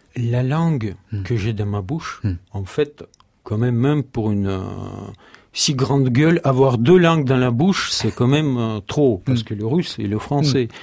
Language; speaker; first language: French; non-native, fluent; Russian